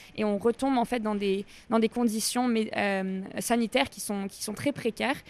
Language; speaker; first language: French; native; French